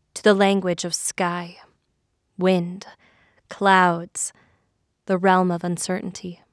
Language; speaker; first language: English; native; English